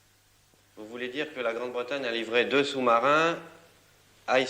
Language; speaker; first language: French; native; French